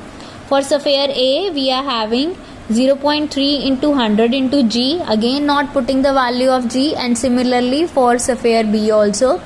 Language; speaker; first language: English; non-native, local second language; Hindi